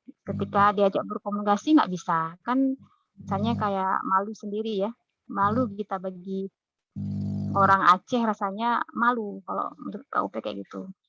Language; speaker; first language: Indonesian; native; Indonesian